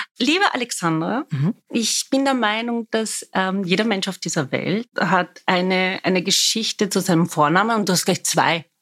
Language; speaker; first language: German; native; German